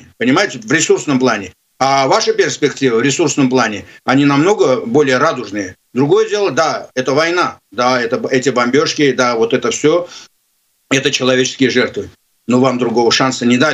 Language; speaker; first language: Russian; non-native, local second language; Azerbaijani